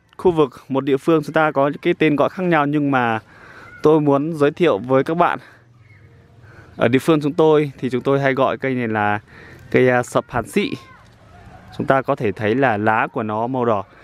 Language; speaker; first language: Vietnamese; non-native, local second language; Iu Mien